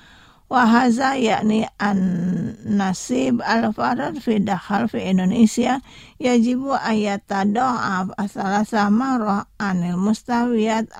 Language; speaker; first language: Arabic; non-native, fluent; Indonesian